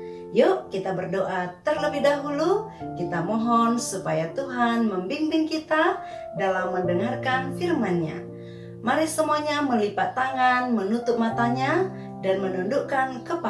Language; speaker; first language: Indonesian; native; Indonesian